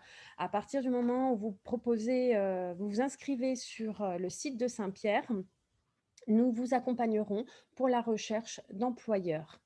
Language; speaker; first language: French; native; French